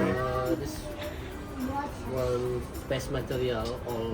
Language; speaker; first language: English; non-native, learner; Indonesian